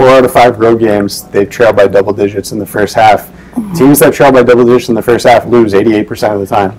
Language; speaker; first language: English; native; English